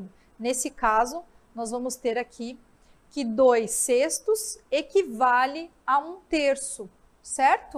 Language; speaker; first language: Portuguese; native; Portuguese